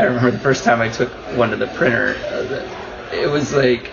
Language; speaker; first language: English; native; English